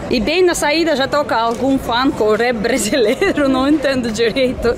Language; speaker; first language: Portuguese; non-native, fluent; Russian